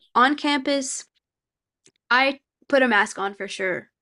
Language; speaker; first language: English; early bilingual, other home language; Korean